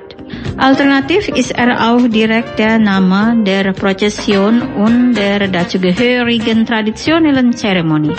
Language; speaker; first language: German; non-native, fluent; Indonesian